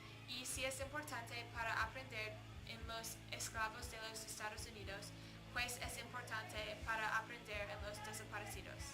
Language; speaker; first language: Spanish; non-native, learner; English